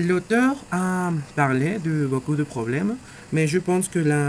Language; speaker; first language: French; non-native, learner; Spanish